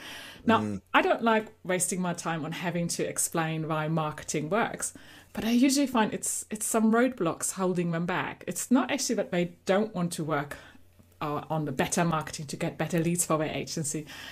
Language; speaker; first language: English; non-native, fluent; German